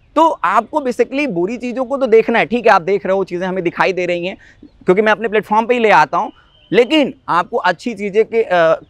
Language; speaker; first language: Hindi; native; Hindi